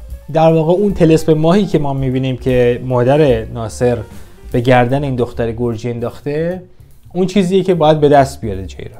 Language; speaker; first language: Persian; native; Persian